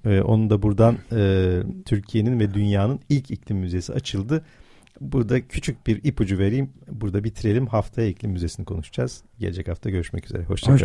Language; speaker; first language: Turkish; native; Turkish